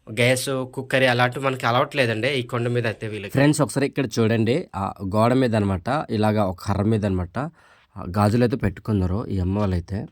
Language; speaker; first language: Telugu; non-native, local second language; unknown